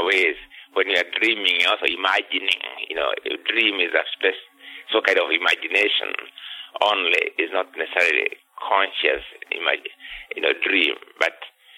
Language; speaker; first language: English; non-native, local second language; Kikuyu